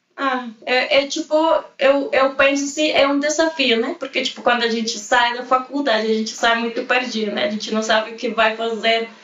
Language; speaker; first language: Portuguese; non-native, fluent; Spanish